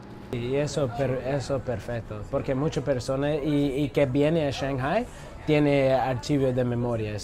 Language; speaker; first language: Spanish; non-native, learner; English